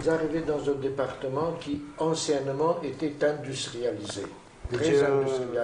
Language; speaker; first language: French; non-native, fluent; Romanian